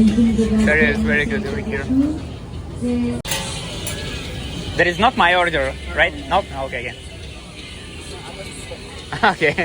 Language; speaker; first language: English; non-native, fluent; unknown